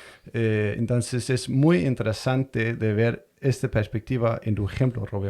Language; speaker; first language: Spanish; non-native, fluent; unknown